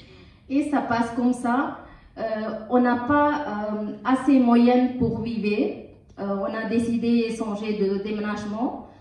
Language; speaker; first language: French; non-native, learner; Tamil